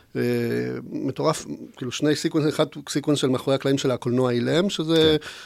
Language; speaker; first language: Hebrew; non-native, fluent; Spanish